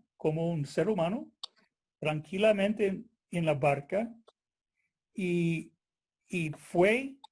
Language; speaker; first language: Spanish; non-native, fluent; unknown